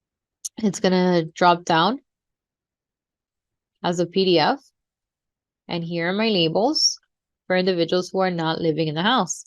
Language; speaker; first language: English; native; English